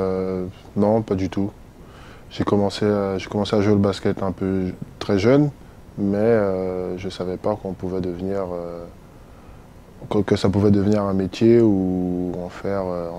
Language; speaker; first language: French; native; French